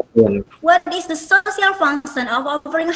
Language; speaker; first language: English; non-native, fluent; Indonesian